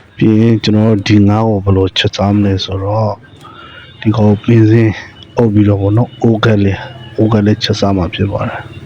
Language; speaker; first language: Burmese; native; Burmese